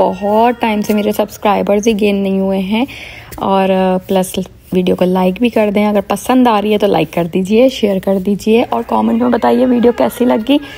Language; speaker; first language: Urdu; native; Urdu